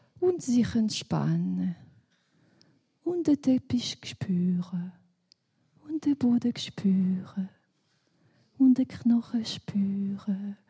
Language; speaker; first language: German; non-native, local second language; French